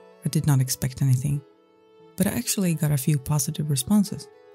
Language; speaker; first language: English; non-native, fluent; Swedish